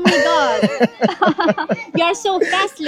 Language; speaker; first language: English; non-native, learner; Romanian